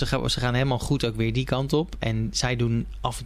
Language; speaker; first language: Dutch; native; Dutch